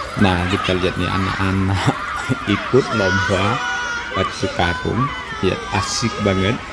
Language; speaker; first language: Indonesian; native; Indonesian